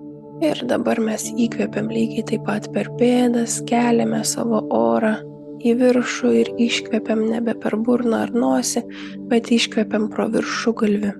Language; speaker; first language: Lithuanian; native; Lithuanian